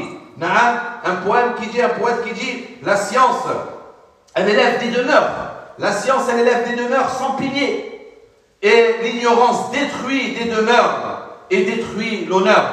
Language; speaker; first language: French; non-native, fluent; Arabic